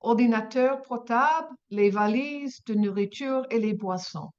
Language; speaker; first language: French; non-native, learner; English